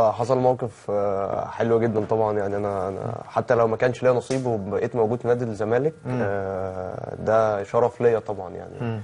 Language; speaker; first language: Arabic; native; Arabic